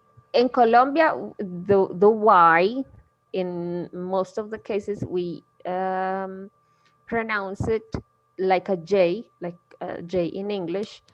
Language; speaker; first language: English; non-native, fluent; Spanish